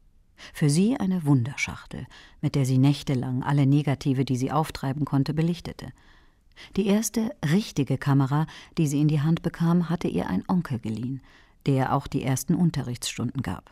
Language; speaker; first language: German; native; German